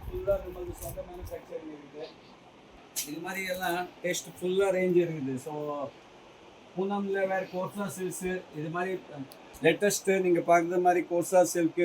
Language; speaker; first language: Tamil; non-native, fluent; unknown